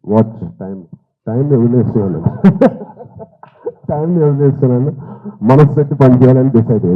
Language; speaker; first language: Telugu; native; Telugu